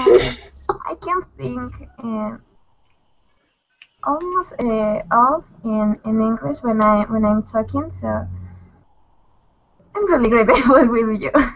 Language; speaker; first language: English; non-native, learner; Spanish